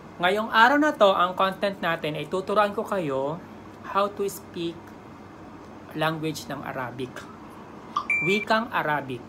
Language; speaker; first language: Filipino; native; Filipino